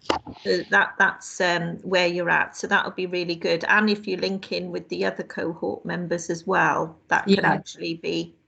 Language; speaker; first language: English; native; English